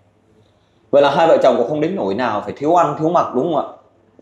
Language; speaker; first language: Vietnamese; native; Vietnamese